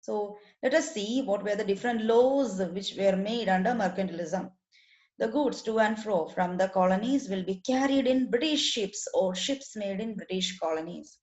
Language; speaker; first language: English; non-native, local second language; Malayalam